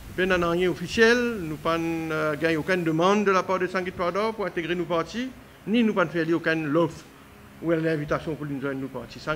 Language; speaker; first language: French; non-native, local second language; Morisyen